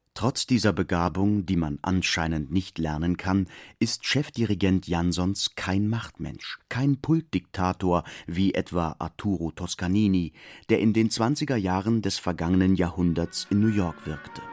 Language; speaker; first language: German; native; German